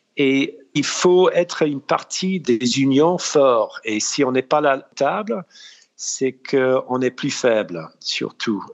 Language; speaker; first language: French; non-native, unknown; English